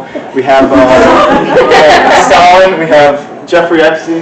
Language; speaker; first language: English; native; English